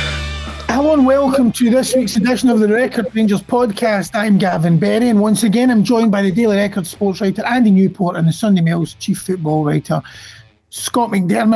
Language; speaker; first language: English; native; English